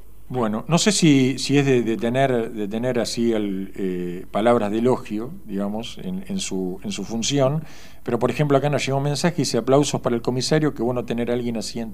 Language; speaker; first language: Spanish; native; Spanish